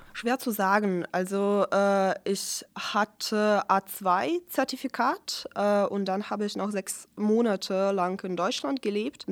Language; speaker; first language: German; non-native, fluent; Russian